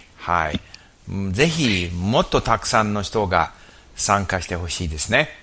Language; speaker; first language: Japanese; native; Japanese